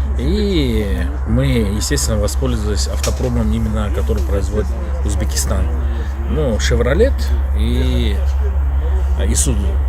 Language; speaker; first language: Russian; native; Russian